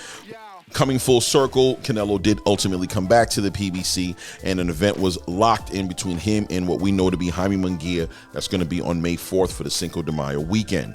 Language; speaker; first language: English; native; English